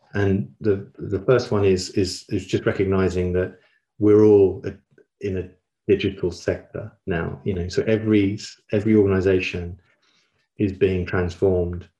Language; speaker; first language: English; native; English